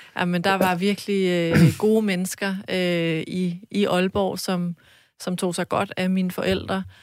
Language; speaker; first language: Danish; early bilingual, other home language; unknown